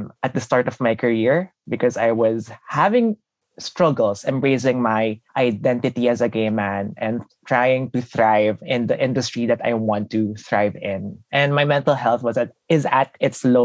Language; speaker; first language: English; non-native, local second language; Filipino